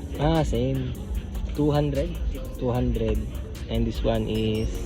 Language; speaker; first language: English; non-native, local second language; Filipino